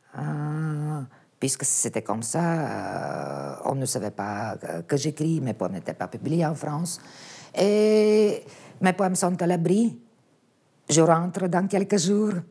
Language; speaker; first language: French; non-native, fluent; Bulgarian